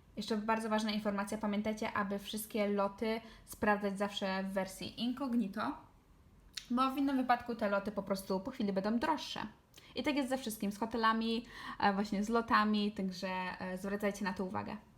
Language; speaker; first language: Polish; native; Polish